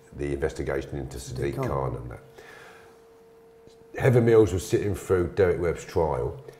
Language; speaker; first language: English; native; English